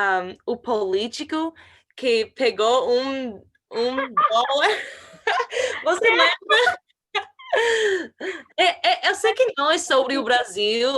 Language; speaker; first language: Portuguese; non-native, learner; English